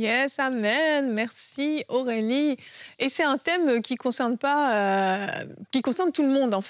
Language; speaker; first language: French; native; French